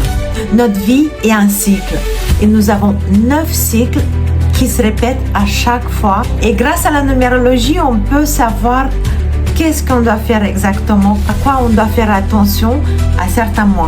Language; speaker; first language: French; non-native, fluent; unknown